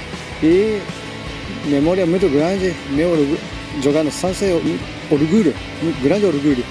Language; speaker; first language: Portuguese; non-native, fluent; Japanese